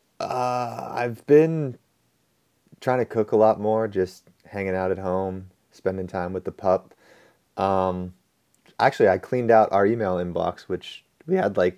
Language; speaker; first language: English; native; English